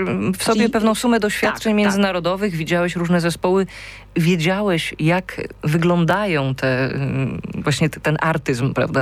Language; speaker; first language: Polish; native; Polish